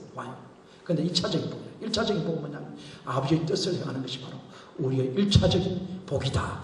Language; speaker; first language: Korean; native; Korean